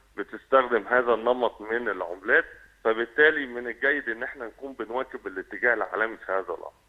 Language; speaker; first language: Arabic; native; Arabic